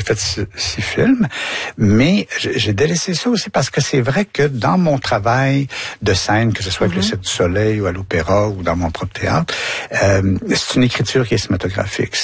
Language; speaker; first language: French; native; French